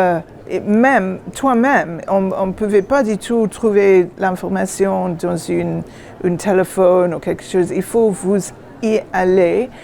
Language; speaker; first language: French; non-native, learner; English